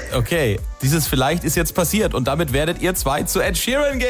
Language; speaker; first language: German; native; German